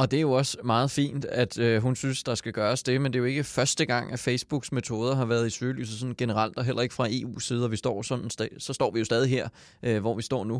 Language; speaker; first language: Danish; native; Danish